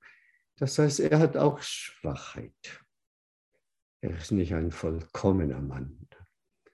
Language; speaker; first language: German; non-native, fluent; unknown